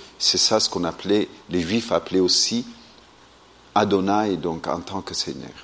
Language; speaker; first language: French; non-native, fluent; Amharic